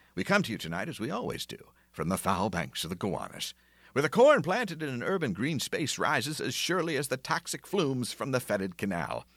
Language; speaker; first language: English; native; English